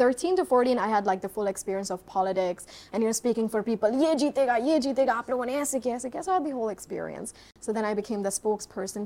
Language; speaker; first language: English; non-native, local second language; Haryanvi